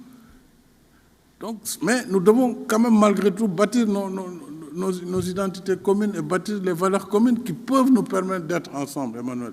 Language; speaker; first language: French; non-native, local second language; Fula